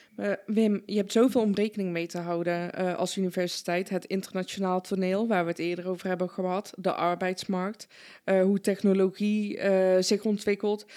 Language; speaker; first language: Dutch; early bilingual, other home language; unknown